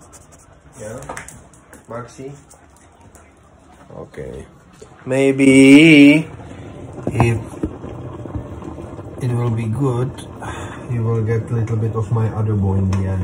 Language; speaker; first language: English; non-native, fluent; Czech